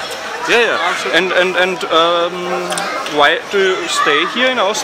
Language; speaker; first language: English; non-native, learner; German